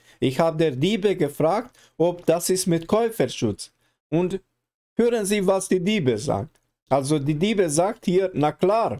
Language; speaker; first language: German; non-native, learner; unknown